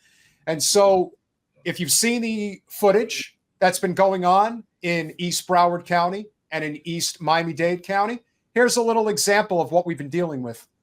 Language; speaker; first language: English; native; English